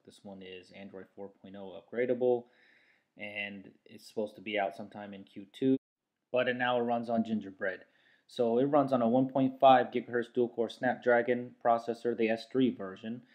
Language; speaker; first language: English; native; English